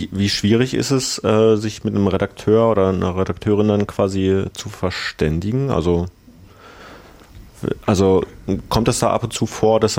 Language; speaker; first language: German; native; German